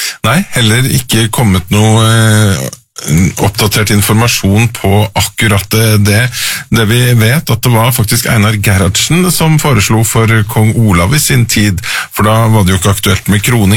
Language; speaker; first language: Norwegian; native; Norwegian